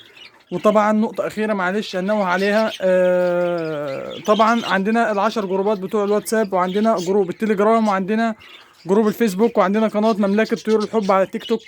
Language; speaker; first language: Arabic; native; Arabic